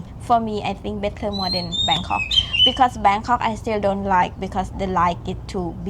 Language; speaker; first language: English; non-native, learner; Thai